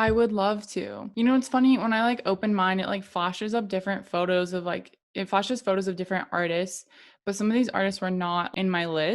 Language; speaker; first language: English; native; English